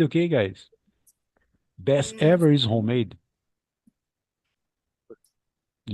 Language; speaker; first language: English; non-native, fluent; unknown